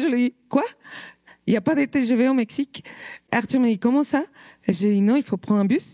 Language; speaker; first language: French; non-native, fluent; Spanish